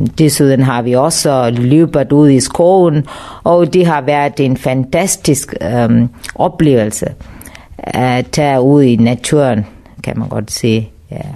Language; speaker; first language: Danish; non-native, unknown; Tamil